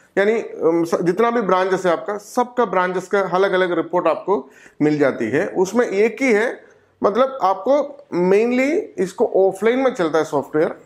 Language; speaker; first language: Hindi; non-native, local second language; Malayalam